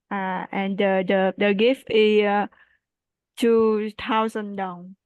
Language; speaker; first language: English; non-native, learner; Vietnamese